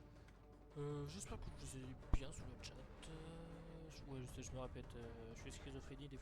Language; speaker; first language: French; native; French